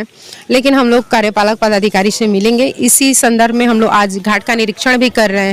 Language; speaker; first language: Hindi; native; Hindi